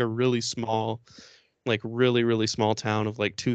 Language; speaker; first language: English; native; English